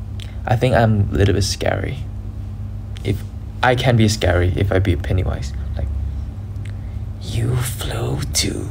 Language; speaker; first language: English; non-native, learner; Thai